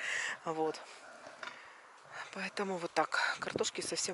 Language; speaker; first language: Russian; native; Russian